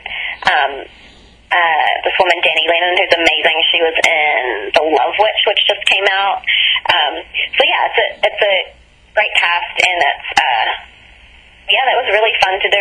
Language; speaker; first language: English; native; English